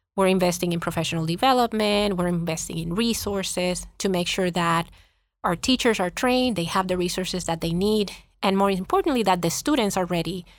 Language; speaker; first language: English; non-native, fluent; Spanish